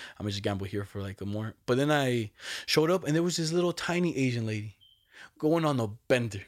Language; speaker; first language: English; native; English